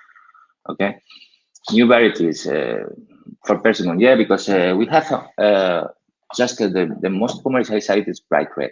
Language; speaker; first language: English; non-native, learner; Spanish